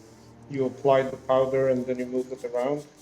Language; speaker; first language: English; non-native, fluent; Romanian